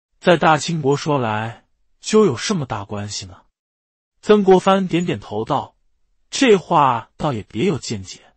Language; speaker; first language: Chinese; native; Chinese